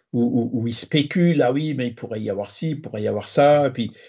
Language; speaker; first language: French; native; French